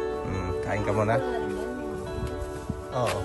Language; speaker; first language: Filipino; native; Filipino